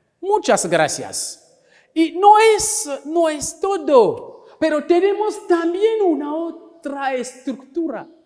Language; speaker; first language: Spanish; non-native, local second language; French